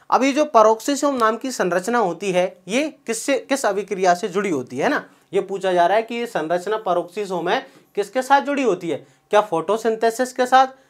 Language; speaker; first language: Hindi; native; Hindi